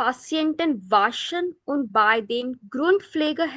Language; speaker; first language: German; non-native, fluent; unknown